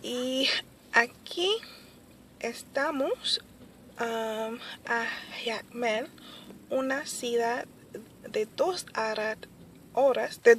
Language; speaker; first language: Spanish; early bilingual, other home language; Haitian Creole